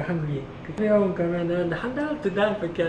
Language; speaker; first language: Korean; non-native, learner; Portuguese